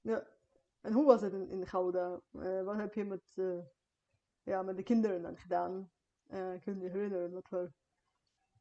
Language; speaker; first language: Dutch; non-native, fluent; Bulgarian